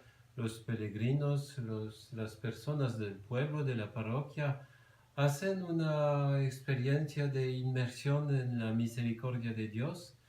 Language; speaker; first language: Spanish; non-native, fluent; French